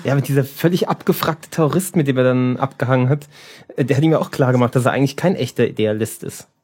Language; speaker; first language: German; native; German